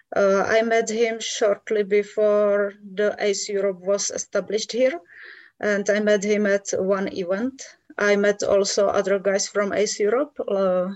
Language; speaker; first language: English; non-native, fluent; Czech